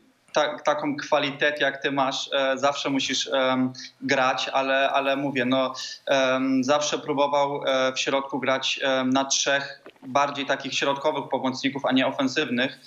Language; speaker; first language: Polish; early bilingual, heritage; Polish